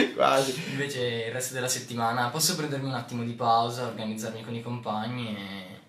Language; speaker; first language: Italian; native; Italian